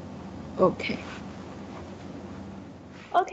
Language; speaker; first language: English; non-native, learner; Chinese